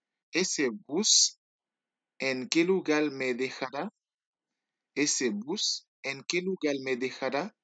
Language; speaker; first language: Spanish; non-native, learner; Haitian Creole